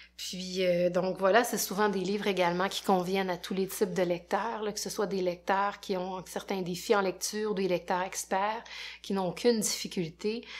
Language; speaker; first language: French; native; French